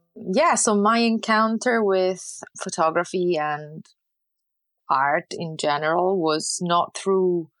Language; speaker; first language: English; non-native, fluent; Italian